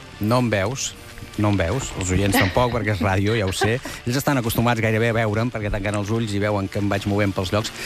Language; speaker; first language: Catalan; native; Catalan